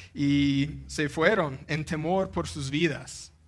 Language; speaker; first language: Spanish; non-native, fluent; English